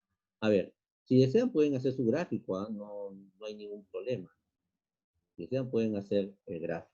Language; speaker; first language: Spanish; native; Spanish